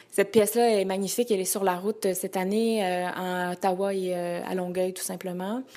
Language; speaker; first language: French; native; French